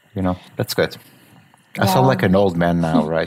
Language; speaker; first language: English; non-native, fluent; Portuguese